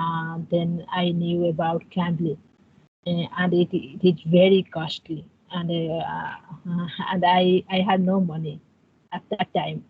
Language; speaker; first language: English; non-native, learner; Odia